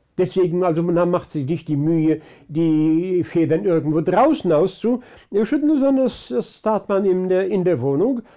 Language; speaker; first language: German; early bilingual, other home language; Polish